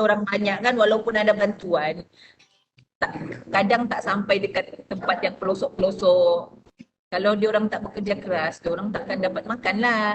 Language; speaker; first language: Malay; non-native, local second language; Buginese